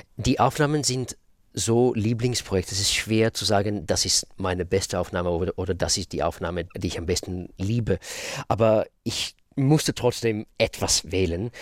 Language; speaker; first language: German; non-native, fluent; Russian